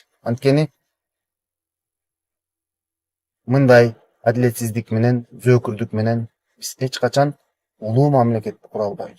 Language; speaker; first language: Kyrgyz; native; Kyrgyz